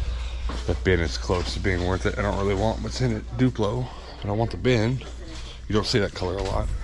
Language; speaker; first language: English; native; English